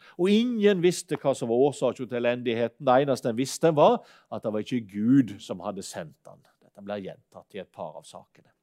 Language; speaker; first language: Norwegian; native; Norwegian